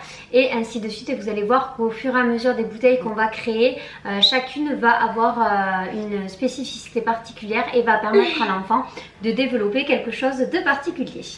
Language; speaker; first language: French; native; French